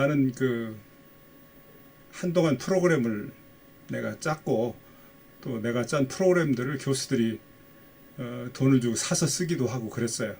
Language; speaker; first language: Korean; native; Korean